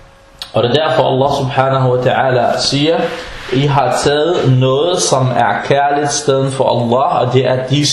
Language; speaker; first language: Danish; early bilingual, other home language; Arabic